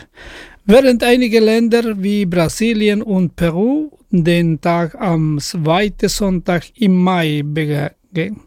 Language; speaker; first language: German; non-native, fluent; Spanish